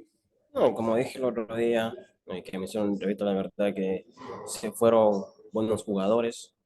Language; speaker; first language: Spanish; native; Spanish